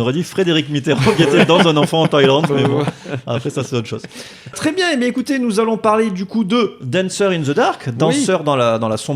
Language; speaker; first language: French; native; French